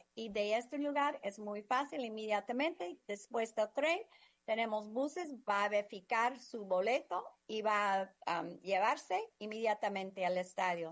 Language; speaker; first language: Spanish; non-native, fluent; English